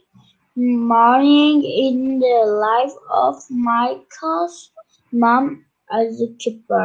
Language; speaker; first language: English; non-native, learner; Turkish